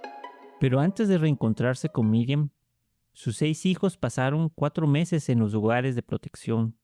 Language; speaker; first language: Spanish; native; Spanish